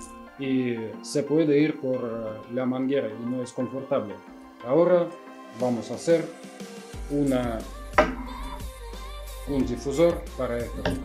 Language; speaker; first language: Spanish; non-native, learner; Russian